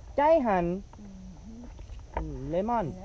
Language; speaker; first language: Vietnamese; non-native, learner; Thai